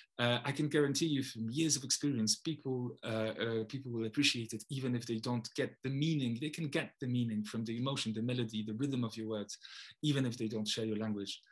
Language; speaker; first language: English; non-native, fluent; Polish